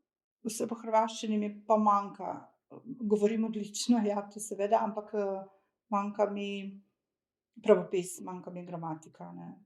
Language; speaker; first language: Slovenian; early bilingual, other home language; Croatian